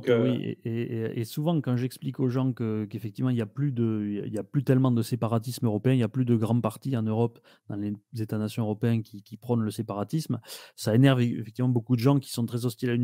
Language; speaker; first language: French; native; French